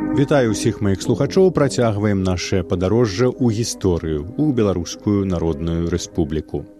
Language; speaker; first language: Belarusian; native; Belarusian